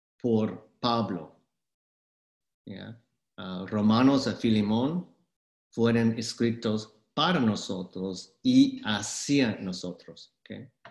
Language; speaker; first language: Spanish; non-native, fluent; English